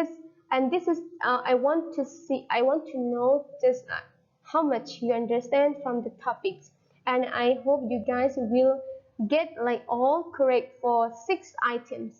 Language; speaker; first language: English; non-native, fluent; Thai